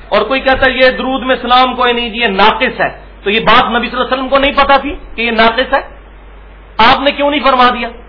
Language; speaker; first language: Urdu; non-native, local second language; Punjabi